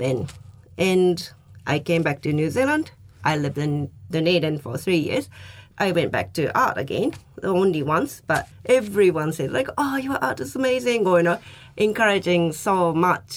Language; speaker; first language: English; non-native, fluent; Japanese